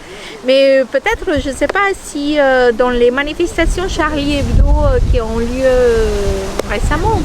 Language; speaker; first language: French; non-native, fluent; Albanian